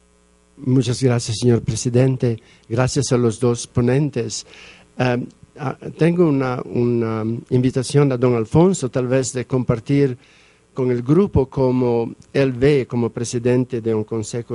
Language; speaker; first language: Spanish; non-native, fluent; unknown